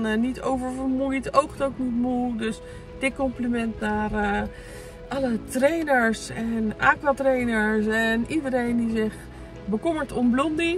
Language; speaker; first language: Dutch; native; Dutch